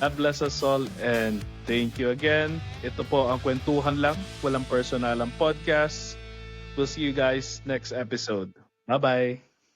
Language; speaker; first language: English; non-native, local second language; Filipino